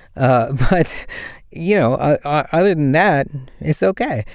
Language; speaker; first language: English; native; English